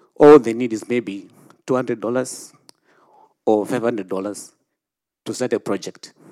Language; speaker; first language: English; non-native, local second language; Shona